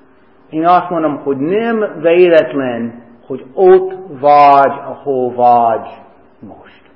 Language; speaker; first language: Hungarian; non-native, fluent; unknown